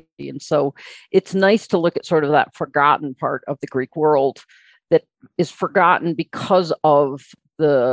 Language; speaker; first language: English; native; English